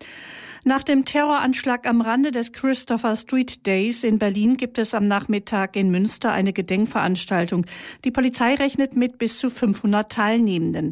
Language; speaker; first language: German; native; German